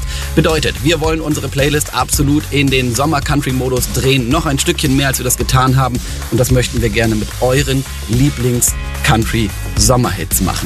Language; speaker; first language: German; native; German